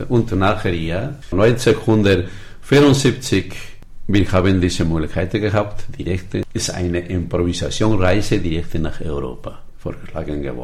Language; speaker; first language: German; non-native, learner; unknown